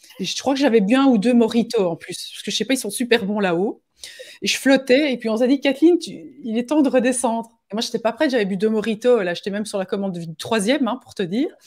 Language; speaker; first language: French; native; French